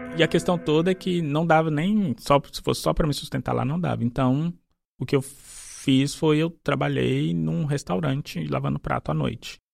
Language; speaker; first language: Portuguese; native; Portuguese